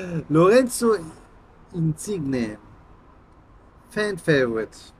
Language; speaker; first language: Spanish; non-native, learner; German